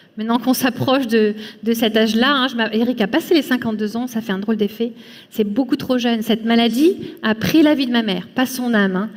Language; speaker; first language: French; native; French